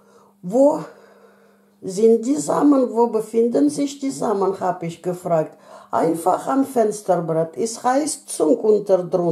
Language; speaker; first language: German; non-native, fluent; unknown